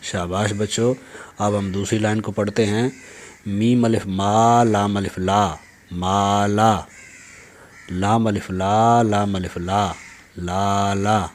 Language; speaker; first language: Urdu; native; Urdu